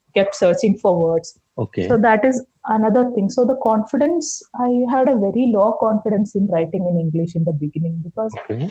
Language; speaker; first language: English; non-native, local second language; Malayalam